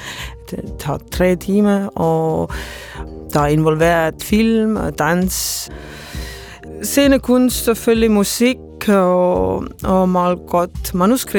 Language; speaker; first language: Danish; non-native, fluent; Estonian